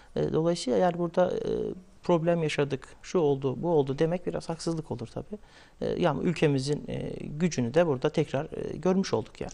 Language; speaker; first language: Turkish; native; Turkish